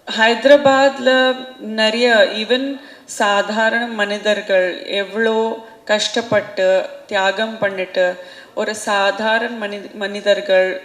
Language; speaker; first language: Tamil; non-native, fluent; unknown